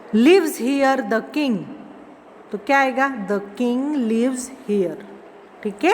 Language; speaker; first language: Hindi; native; Hindi